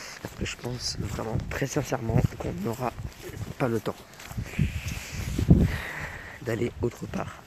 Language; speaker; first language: French; native; French